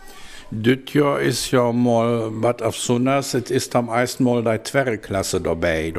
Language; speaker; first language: German; native; German